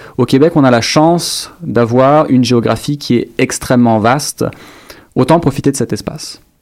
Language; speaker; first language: French; native; French